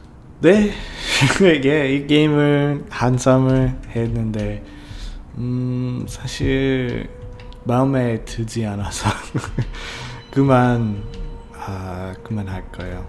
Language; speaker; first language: Korean; non-native, learner; English